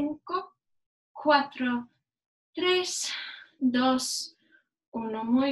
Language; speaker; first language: Spanish; non-native, learner; English